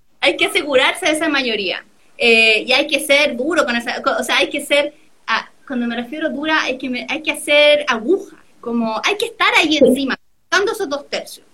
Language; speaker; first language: Spanish; native; Spanish